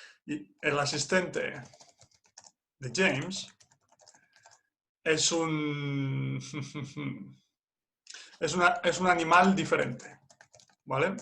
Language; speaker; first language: Spanish; non-native, fluent; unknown